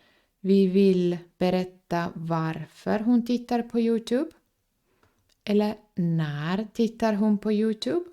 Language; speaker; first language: Swedish; non-native, fluent; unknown